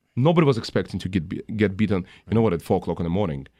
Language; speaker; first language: English; non-native, fluent; Russian